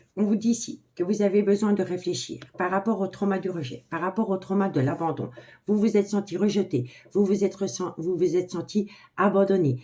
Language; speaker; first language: French; native; French